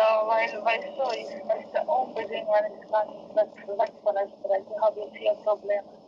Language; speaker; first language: German; non-native, learner; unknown